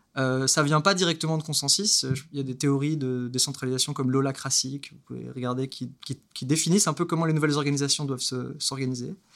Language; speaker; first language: French; native; French